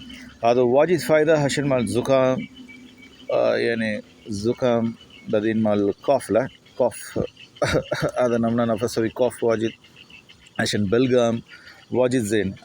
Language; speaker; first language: Arabic; non-native, learner; Tamil